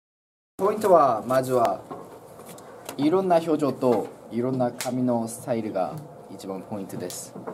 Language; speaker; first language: Japanese; non-native, learner; Korean